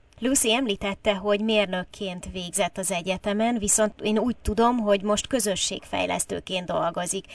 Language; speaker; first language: Hungarian; native; Hungarian